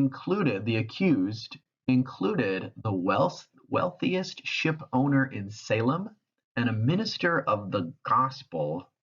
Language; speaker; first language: English; native; English